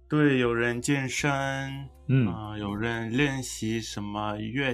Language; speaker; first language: Chinese; early bilingual, heritage; Chinese